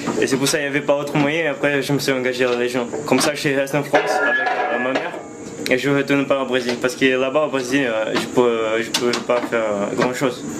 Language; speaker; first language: French; non-native, fluent; Portuguese